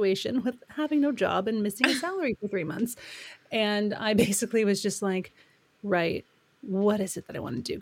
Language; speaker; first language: English; native; English